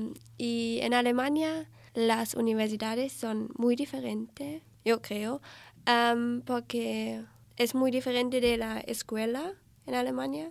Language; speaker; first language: Spanish; non-native, learner; German